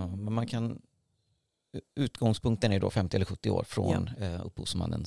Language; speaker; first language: Swedish; native; Swedish